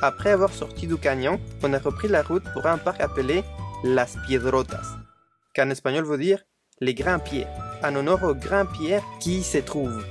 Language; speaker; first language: French; non-native, fluent; Spanish